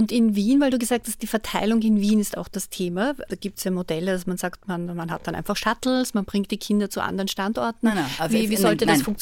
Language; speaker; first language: German; native; German